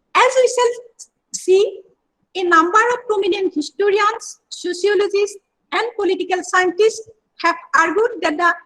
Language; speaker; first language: English; non-native, local second language; Assamese